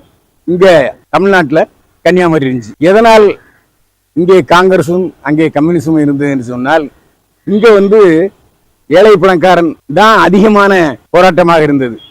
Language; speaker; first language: Tamil; native; Tamil